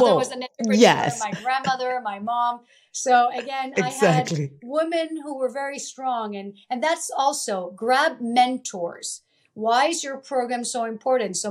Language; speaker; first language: English; early bilingual, other home language; Italian